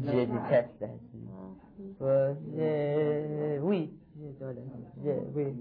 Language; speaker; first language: French; non-native, learner; English